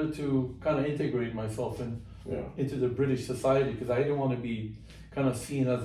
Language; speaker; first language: English; non-native, fluent; Persian